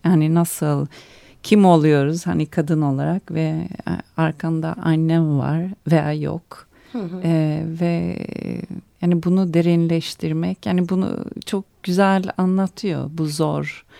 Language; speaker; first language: Turkish; early bilingual, heritage; Turkish